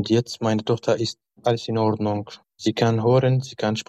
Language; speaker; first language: German; non-native, learner; Arabic